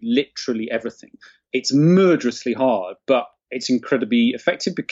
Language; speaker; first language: English; native; English